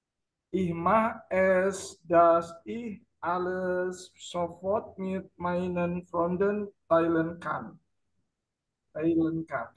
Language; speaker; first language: German; non-native, learner; Indonesian